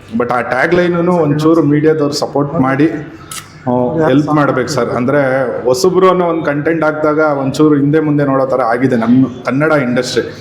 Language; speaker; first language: Kannada; native; Kannada